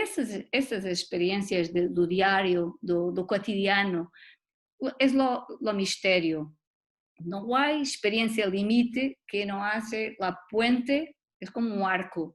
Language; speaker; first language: Spanish; non-native, learner; Portuguese